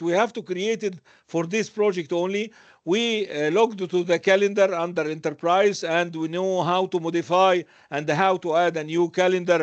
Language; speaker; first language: English; non-native, fluent; Arabic